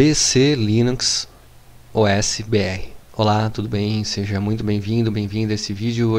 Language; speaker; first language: Portuguese; native; Portuguese